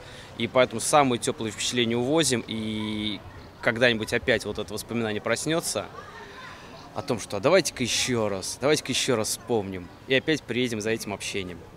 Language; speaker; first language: Russian; native; Russian